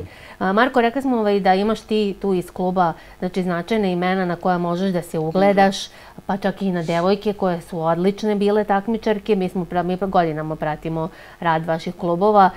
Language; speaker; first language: Serbian; native; Serbian